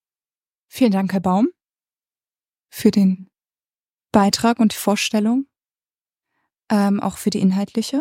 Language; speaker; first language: German; native; German